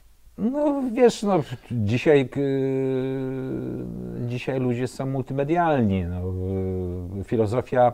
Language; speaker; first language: Polish; native; Polish